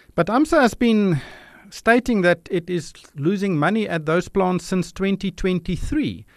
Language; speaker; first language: English; non-native, local second language; Afrikaans